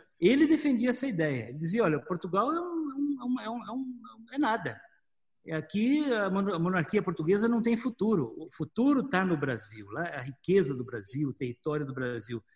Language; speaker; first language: Portuguese; native; Portuguese